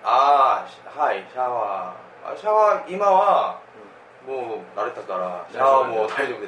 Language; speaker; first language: Japanese; non-native, fluent; Korean